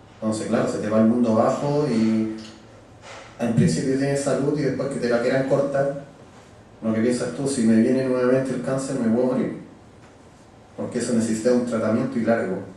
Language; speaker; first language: Spanish; native; Spanish